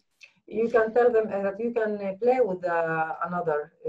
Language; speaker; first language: English; non-native, learner; Arabic